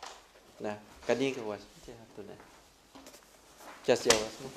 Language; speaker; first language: Russian; non-native, learner; Thai